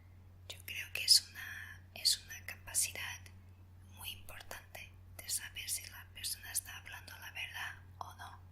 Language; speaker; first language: Spanish; non-native, fluent; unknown